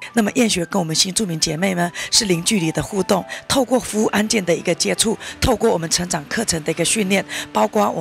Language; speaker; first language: Chinese; native; Chinese